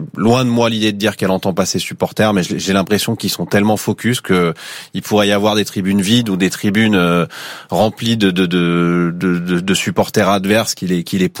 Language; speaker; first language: French; native; French